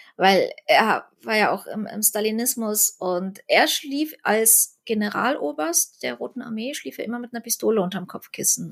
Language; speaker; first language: German; early bilingual, other home language; Russian